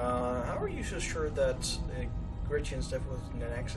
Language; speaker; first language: English; native; English